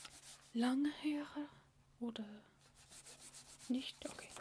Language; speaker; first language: German; non-native, learner; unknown